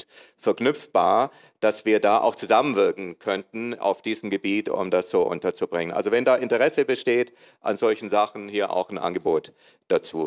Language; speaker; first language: German; native; German